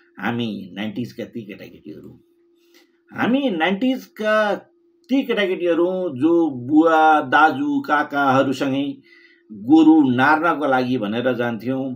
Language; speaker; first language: Nepali; native; Nepali